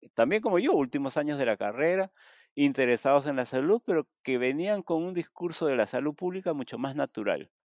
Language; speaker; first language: Spanish; native; Spanish